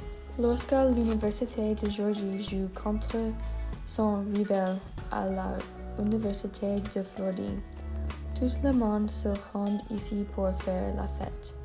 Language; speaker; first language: French; non-native, learner; English